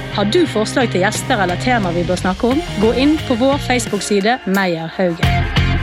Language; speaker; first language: Norwegian; early bilingual, other home language; Arabic